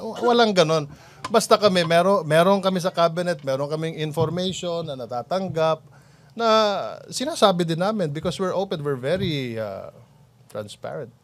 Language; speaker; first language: Filipino; non-native, local second language; Cebuano